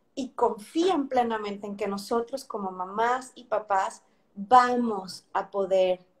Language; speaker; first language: Spanish; native; Spanish